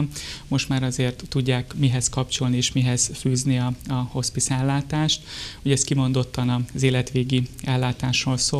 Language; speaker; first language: Hungarian; native; Hungarian